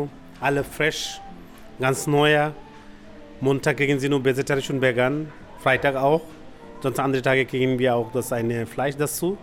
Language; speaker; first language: German; non-native, learner; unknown